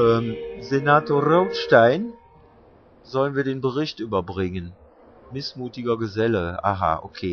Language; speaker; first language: German; native; German